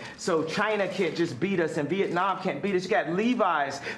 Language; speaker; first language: English; native; English